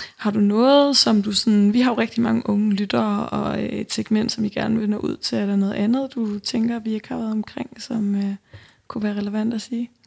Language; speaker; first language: Danish; native; Danish